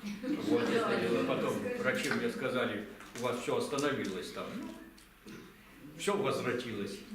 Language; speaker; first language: Russian; native; Russian